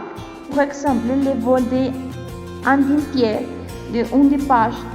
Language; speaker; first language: French; non-native, learner; Spanish